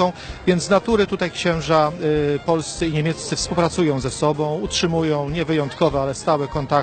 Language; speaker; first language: Polish; native; Polish